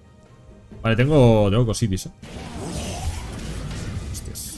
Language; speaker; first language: Spanish; native; Spanish